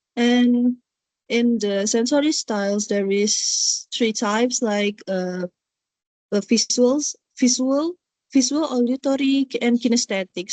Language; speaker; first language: English; non-native, learner; Indonesian